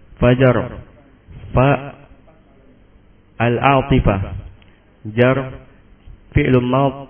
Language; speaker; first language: Arabic; non-native, learner; Indonesian